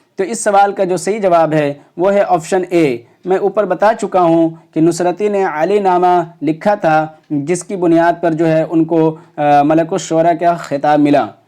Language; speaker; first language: Urdu; native; Urdu